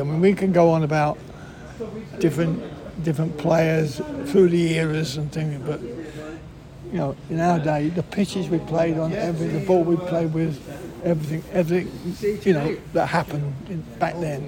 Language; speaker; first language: English; native; English